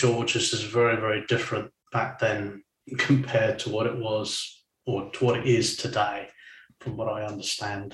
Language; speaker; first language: English; native; English